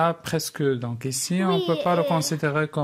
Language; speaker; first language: French; non-native, local second language; Arabic